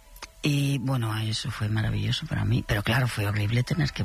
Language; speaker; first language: Spanish; native; Spanish